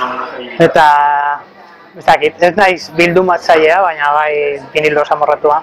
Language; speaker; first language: Basque; non-native, local second language; Spanish